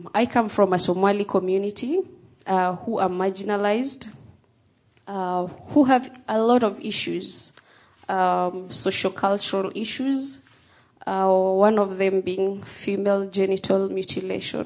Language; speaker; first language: English; non-native, local second language; Somali